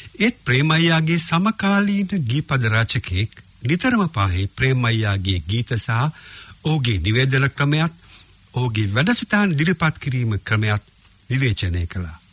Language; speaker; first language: Sinhala; native; Sinhala